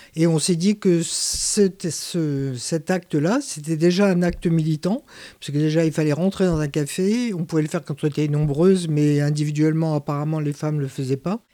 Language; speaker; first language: French; native; French